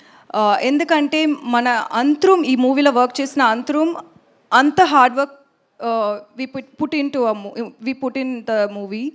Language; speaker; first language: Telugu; non-native, learner; Tamil